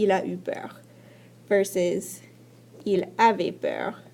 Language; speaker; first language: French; non-native, fluent; English